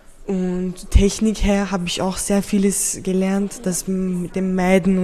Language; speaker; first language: German; early bilingual, other home language; Turkish